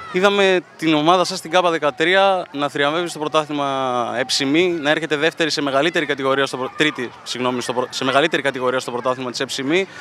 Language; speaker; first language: Greek; native; Greek